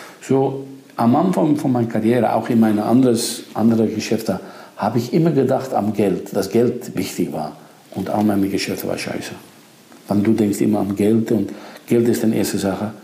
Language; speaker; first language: German; non-native, fluent; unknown